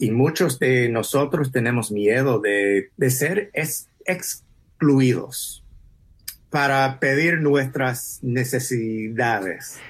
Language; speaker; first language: Spanish; early bilingual, heritage; English